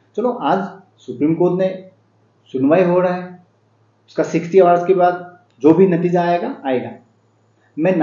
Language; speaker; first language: Hindi; non-native, local second language; Assamese